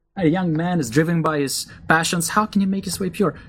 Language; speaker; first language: English; early bilingual, other home language; Russian